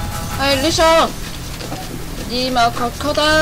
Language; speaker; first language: Japanese; non-native, fluent; Chinese